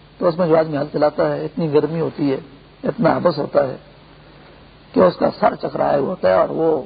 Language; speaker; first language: Urdu; non-native, local second language; Pashto